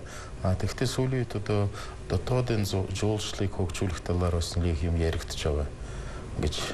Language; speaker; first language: Mongolian; non-native, fluent; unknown